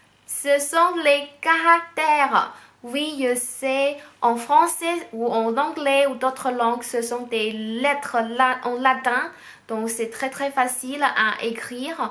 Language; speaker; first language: French; non-native, fluent; Chinese